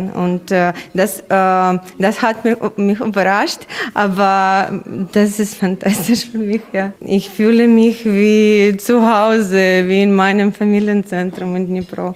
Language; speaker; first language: German; non-native, learner; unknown